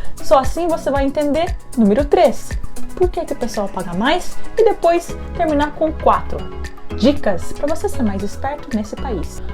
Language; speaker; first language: Portuguese; early bilingual, heritage; Japanese